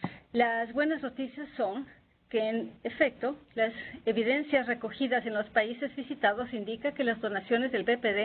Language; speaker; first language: Spanish; native; Spanish